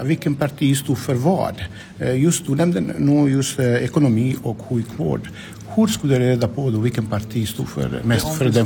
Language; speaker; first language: Swedish; non-native, fluent; Romany